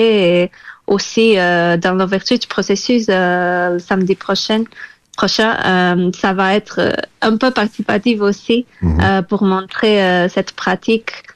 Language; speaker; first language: French; non-native, fluent; Portuguese